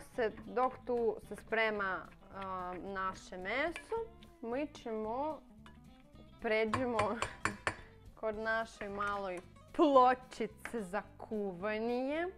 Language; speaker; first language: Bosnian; non-native, learner; Russian